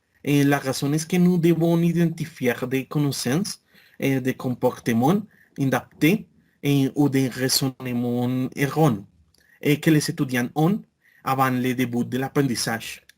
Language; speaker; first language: French; non-native, learner; Spanish